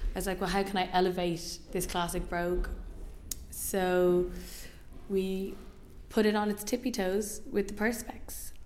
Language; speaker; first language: English; native; English